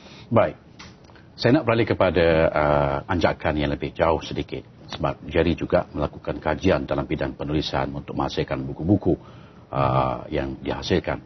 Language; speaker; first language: Malay; native; Malay